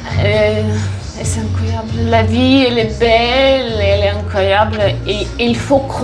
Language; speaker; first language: French; non-native, fluent; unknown